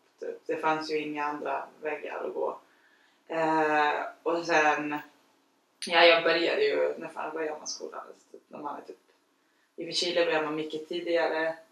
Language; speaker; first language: Swedish; non-native, fluent; Spanish